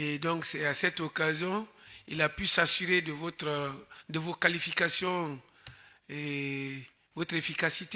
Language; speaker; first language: French; native; French